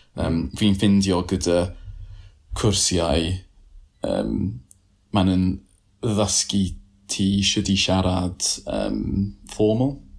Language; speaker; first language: Welsh; non-native, learner; English